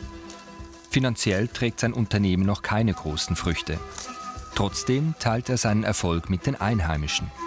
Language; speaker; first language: German; native; German